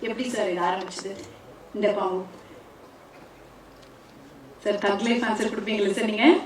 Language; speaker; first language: Tamil; native; Tamil